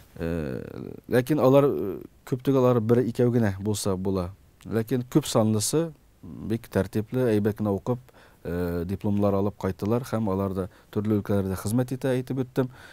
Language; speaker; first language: Tatar; early bilingual, heritage; Tatar